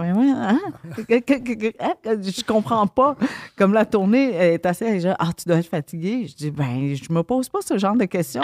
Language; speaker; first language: French; early bilingual, other home language; Vietnamese